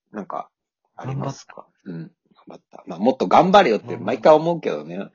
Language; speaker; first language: Japanese; native; Japanese